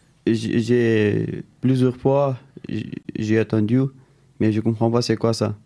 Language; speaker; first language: French; non-native, learner; Pashto